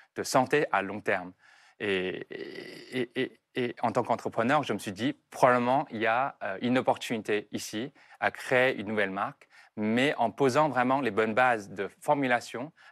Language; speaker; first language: French; non-native, fluent; Chinese